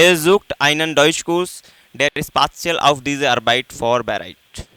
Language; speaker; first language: German; non-native, fluent; Hindi